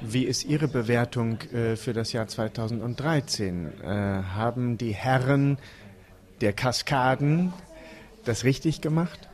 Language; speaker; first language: German; native; German